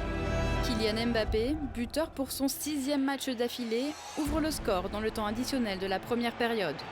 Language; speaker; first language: French; native; French